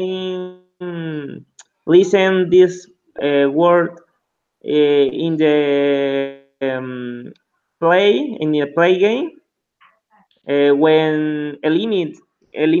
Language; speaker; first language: English; non-native, learner; Spanish